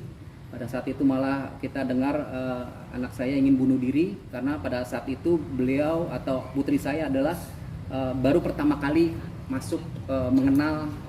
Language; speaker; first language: Indonesian; native; Indonesian